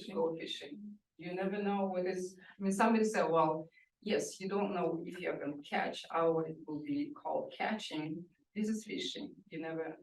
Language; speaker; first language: English; non-native, fluent; Russian